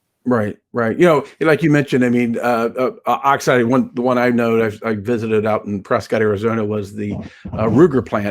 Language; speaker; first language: English; native; English